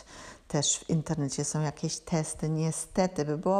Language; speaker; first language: Polish; non-native, learner; German